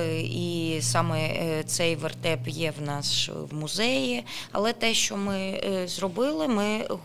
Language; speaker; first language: Ukrainian; non-native, local second language; Russian